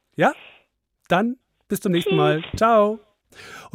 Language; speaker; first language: German; native; German